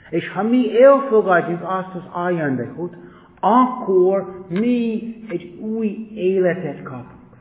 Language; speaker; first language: Hungarian; non-native, fluent; English